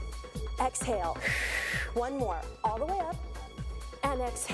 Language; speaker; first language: English; native; English